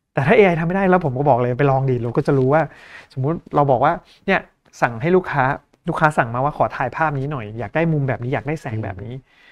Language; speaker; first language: Thai; native; Thai